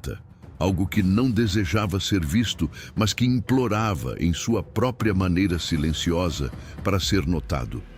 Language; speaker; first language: Portuguese; native; Portuguese